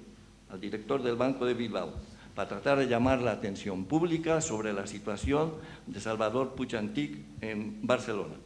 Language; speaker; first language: Spanish; native; Spanish